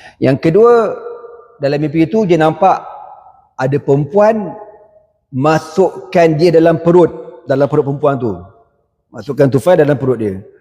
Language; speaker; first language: Malay; native; Malay